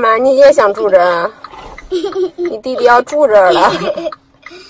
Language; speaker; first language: Chinese; native; Chinese